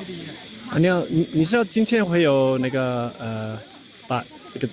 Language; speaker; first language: Chinese; non-native, learner; English